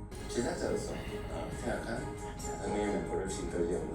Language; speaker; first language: Korean; native; Korean